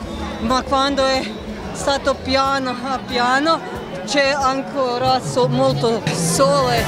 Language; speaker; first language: Italian; non-native, learner; Croatian